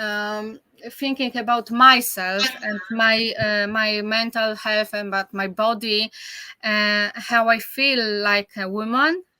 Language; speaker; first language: English; non-native, learner; Polish